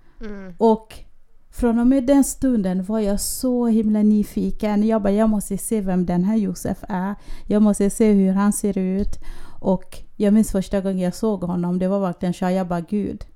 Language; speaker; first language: Swedish; early bilingual, other home language; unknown